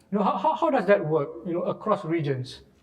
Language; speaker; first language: English; non-native, local second language; Malay